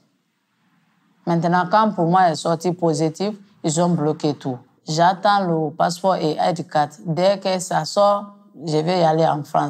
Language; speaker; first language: French; non-native, local second language; Mandingo